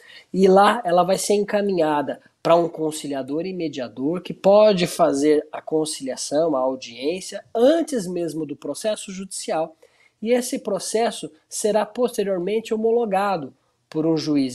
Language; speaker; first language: Portuguese; native; Portuguese